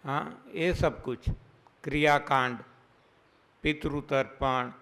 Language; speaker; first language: Hindi; non-native, local second language; Gujarati